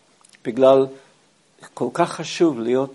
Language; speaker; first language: Hebrew; non-native, fluent; English